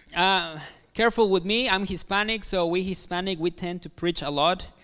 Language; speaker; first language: English; non-native, fluent; Spanish